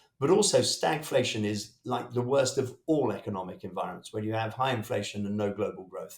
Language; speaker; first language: English; native; English